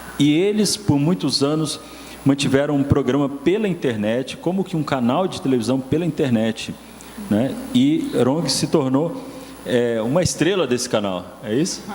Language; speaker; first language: Portuguese; native; Portuguese